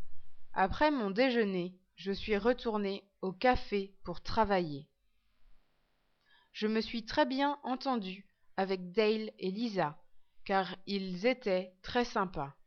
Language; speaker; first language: French; non-native, learner; English